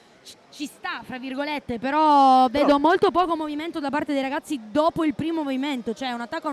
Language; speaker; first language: Italian; native; Italian